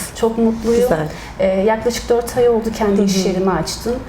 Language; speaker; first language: Turkish; native; Turkish